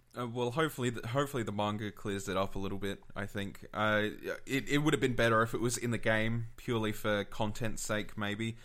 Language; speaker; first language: English; native; English